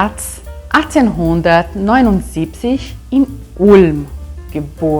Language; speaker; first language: German; non-native, fluent; Portuguese